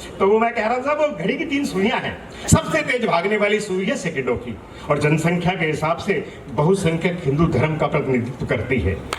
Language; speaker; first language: Hindi; non-native, local second language; Punjabi